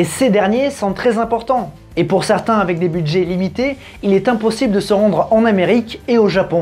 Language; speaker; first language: French; native; French